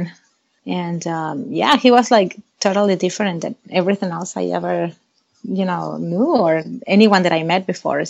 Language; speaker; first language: English; non-native, fluent; Spanish